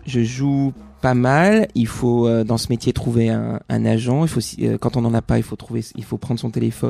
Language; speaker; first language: French; native; French